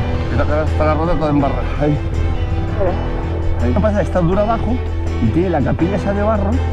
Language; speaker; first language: Spanish; native; Spanish